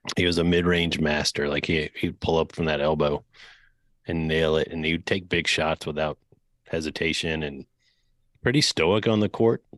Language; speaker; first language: English; native; English